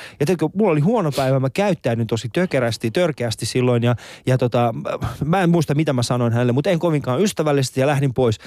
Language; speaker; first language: Finnish; early bilingual, other home language; Persian